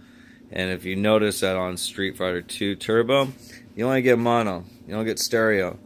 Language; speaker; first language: English; native; English